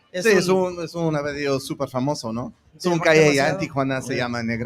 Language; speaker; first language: Spanish; early bilingual, heritage; English